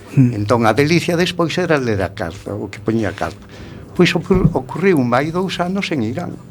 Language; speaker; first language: Galician; native; Galician